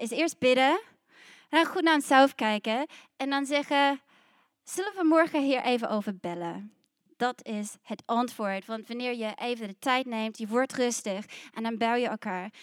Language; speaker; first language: Dutch; non-native, fluent; English